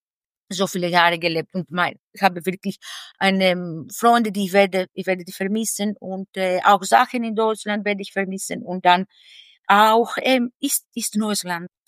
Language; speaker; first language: German; non-native, fluent; Greek